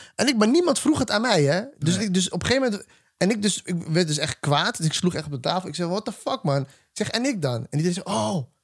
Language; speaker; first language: Dutch; native; Dutch